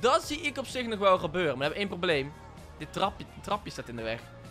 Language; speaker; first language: Dutch; native; Dutch